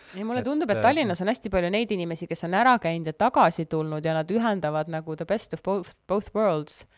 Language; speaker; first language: Estonian; native; Estonian